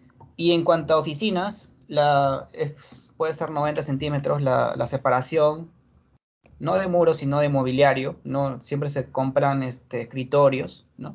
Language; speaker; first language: Spanish; native; Spanish